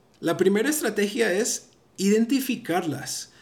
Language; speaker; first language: Spanish; early bilingual, heritage; Spanish